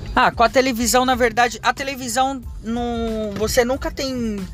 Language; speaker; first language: Portuguese; early bilingual, other home language; Japanese